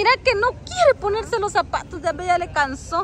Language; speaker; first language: Spanish; native; Spanish